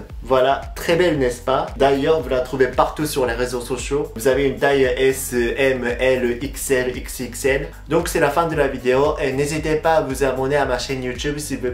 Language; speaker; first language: French; non-native, fluent; Japanese